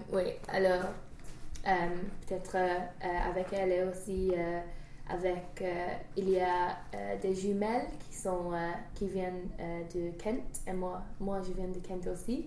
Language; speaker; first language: French; non-native, learner; English